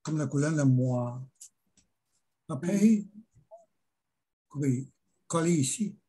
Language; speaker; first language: French; non-native, learner; Chinese